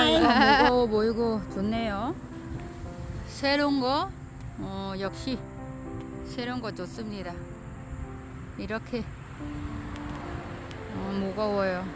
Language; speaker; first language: Korean; non-native, learner; Vietnamese